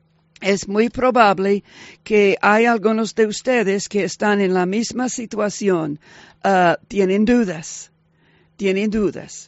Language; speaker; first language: Spanish; non-native, fluent; English